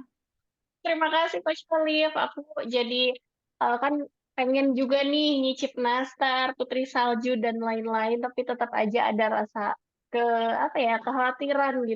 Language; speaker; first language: Indonesian; native; Indonesian